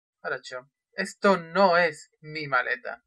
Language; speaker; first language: Spanish; non-native, fluent; Russian